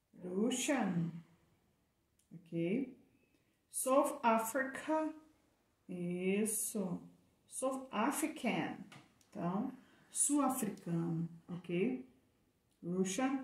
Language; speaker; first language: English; non-native, fluent; Portuguese